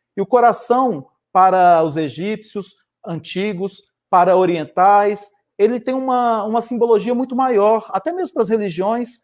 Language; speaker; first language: Portuguese; native; Portuguese